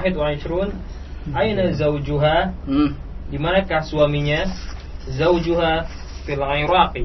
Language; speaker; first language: Arabic; non-native, learner; Indonesian